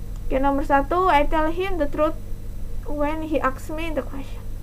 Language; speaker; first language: English; non-native, fluent; Indonesian